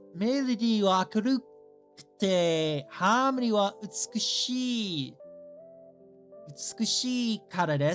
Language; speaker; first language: Japanese; non-native, learner; English